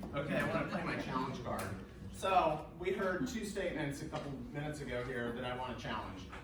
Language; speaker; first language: English; native; English